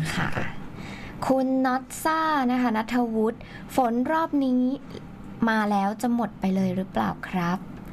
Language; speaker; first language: Thai; native; Thai